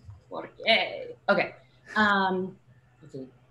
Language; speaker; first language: Spanish; non-native, learner; English